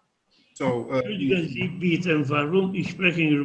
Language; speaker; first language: German; non-native, learner; Romanian